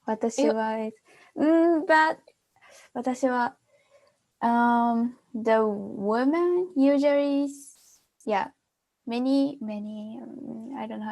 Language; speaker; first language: English; non-native, fluent; Japanese